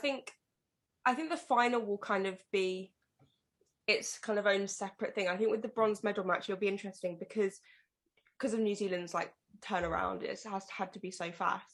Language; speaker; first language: English; native; English